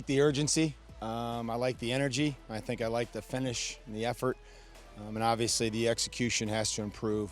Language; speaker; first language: English; native; English